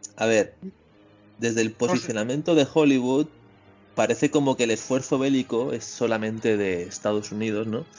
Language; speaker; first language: Spanish; native; Spanish